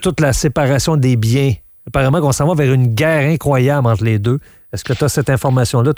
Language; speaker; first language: French; native; French